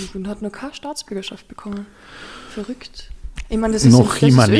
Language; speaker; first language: German; native; German